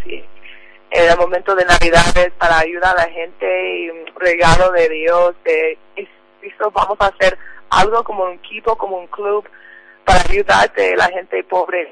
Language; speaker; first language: Spanish; non-native, learner; English